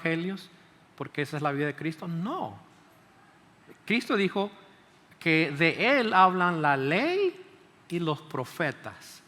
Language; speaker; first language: Spanish; native; Spanish